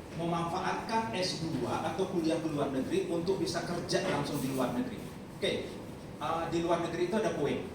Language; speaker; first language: Indonesian; non-native, local second language; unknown